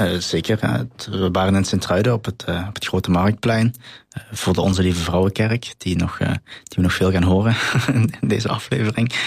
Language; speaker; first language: Dutch; native; Dutch